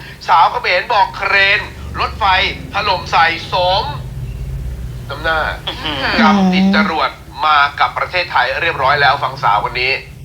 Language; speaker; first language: Thai; native; Thai